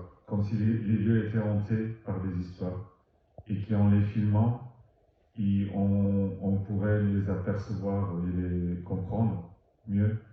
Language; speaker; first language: French; non-native, fluent; Portuguese